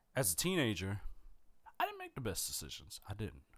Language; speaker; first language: English; native; English